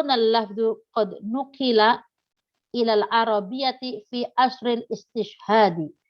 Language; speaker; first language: Arabic; non-native, fluent; Indonesian